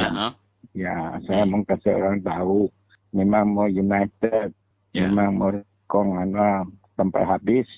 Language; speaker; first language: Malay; non-native, local second language; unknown